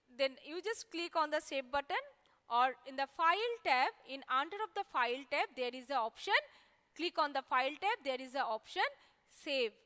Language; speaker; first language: English; non-native, local second language; Bangla